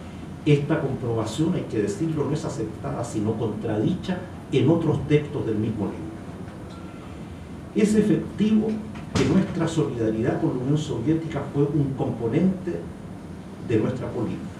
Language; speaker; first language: Spanish; native; Spanish